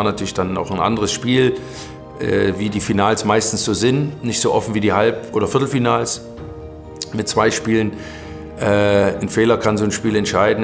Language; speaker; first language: German; native; German